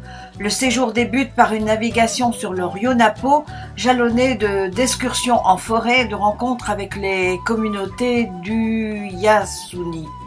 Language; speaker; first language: French; native; French